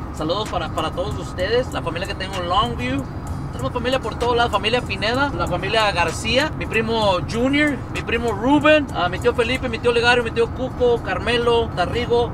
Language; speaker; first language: Spanish; early bilingual, heritage; Spanish